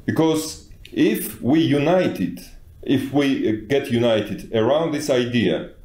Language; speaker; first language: English; non-native, fluent; Georgian